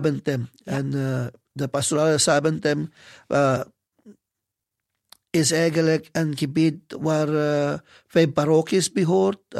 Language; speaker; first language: Dutch; non-native, fluent; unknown